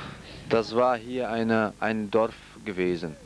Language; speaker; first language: German; non-native, fluent; Central Kurdish